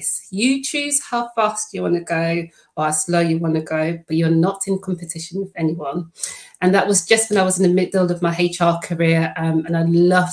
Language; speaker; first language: English; non-native, fluent; Dutch